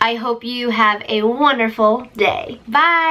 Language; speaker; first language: English; native; English